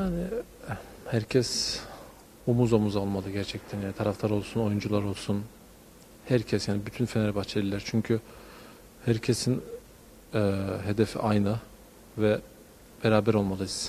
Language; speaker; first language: Turkish; early bilingual, heritage; Turkish